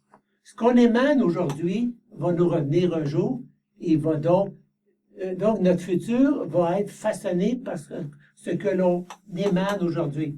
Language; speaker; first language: French; native; French